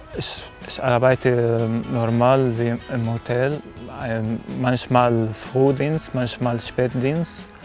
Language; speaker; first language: German; non-native, learner; Arabic